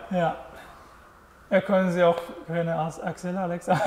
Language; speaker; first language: German; non-native, learner; Portuguese